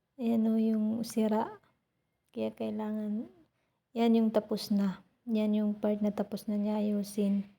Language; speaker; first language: Filipino; non-native, local second language; Waray